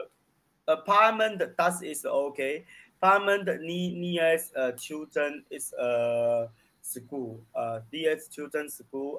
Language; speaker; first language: English; non-native, learner; Chinese